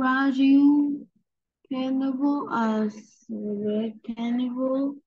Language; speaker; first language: English; non-native, learner; Vietnamese